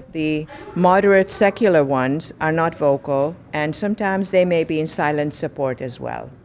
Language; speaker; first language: English; non-native, fluent; Hungarian